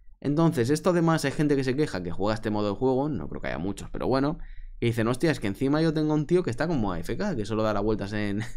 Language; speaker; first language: Spanish; native; Spanish